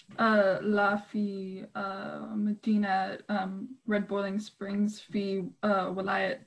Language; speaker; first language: Arabic; non-native, learner; English